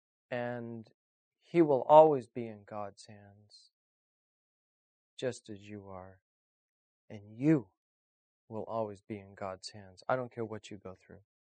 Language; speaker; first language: English; native; English